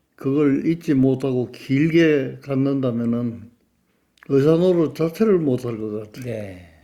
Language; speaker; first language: Korean; native; Korean